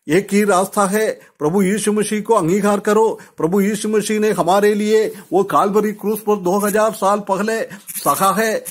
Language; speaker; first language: Hindi; non-native, local second language; Malayalam